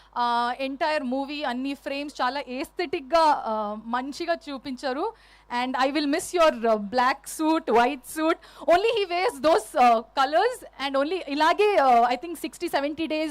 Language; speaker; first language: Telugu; non-native, learner; Kannada